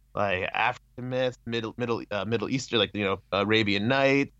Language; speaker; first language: English; early bilingual, other home language; Thai